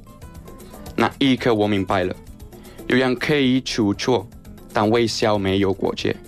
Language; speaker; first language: Chinese; non-native, learner; Spanish